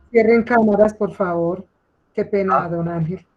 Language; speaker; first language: Spanish; native; Spanish